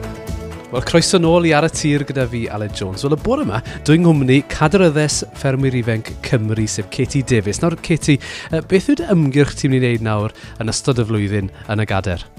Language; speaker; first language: Welsh; native; Welsh